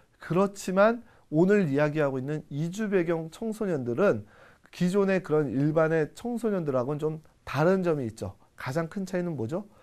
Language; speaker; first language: Korean; native; Korean